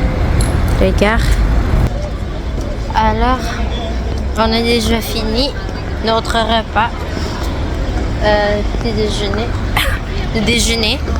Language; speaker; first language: French; non-native, learner; Indonesian